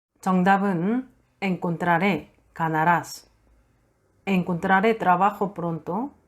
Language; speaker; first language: Spanish; non-native, fluent; Korean